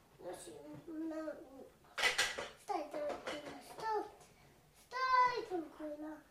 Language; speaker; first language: Italian; early bilingual, heritage; Italian